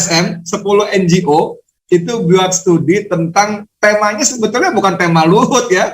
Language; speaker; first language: Indonesian; native; Indonesian